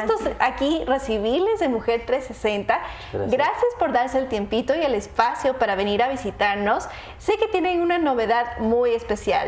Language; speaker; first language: Spanish; native; Spanish